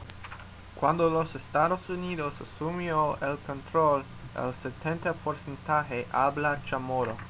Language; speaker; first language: Spanish; non-native, learner; English